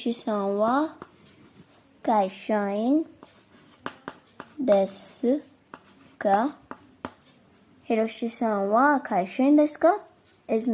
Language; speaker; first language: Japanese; non-native, fluent; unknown